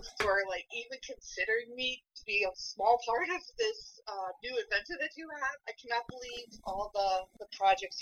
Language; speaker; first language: English; native; English